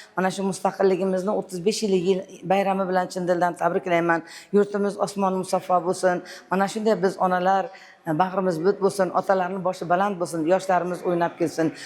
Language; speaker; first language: Uzbek; non-native, local second language; Uyghur